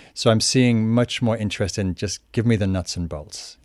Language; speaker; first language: English; native; English